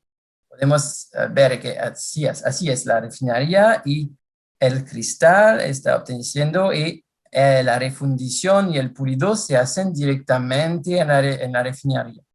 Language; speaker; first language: Spanish; non-native, fluent; French